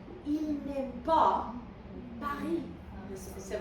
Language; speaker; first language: French; non-native, fluent; Spanish